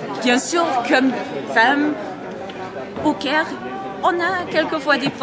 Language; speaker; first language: French; non-native, fluent; English